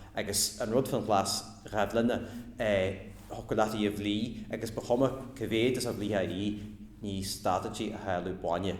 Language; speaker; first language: Irish; native; Irish